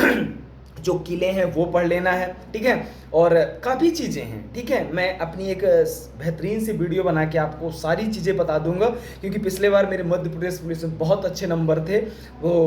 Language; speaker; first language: Hindi; native; Hindi